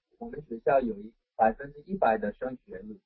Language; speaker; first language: Chinese; non-native, fluent; English